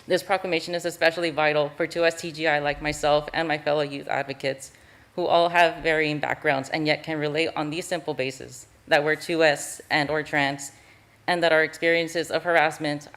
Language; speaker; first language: English; native; English